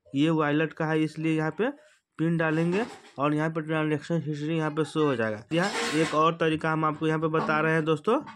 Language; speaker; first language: Hindi; native; Hindi